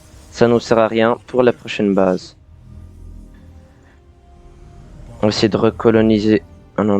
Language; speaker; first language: French; native; French